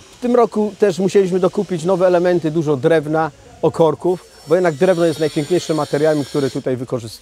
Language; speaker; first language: Polish; native; Polish